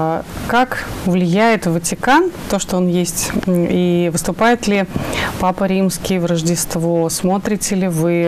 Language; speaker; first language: Russian; native; Russian